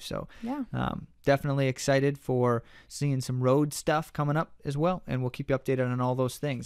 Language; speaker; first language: English; native; English